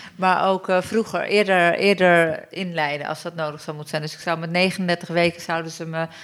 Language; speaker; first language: Dutch; early bilingual, other home language; Turkish